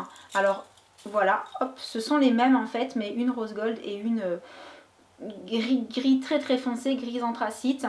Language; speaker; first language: French; native; French